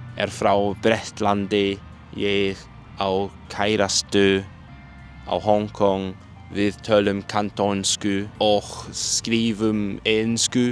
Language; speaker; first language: Icelandic; non-native, learner; Cantonese